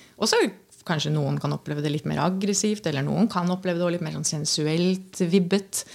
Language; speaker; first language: Norwegian; native; Norwegian